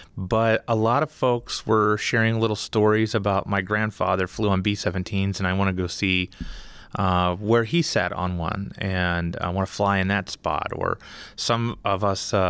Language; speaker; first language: English; native; English